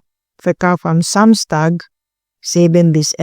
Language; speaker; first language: German; non-native, learner; Filipino